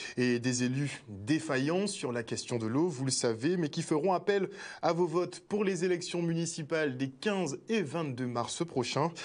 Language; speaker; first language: French; native; French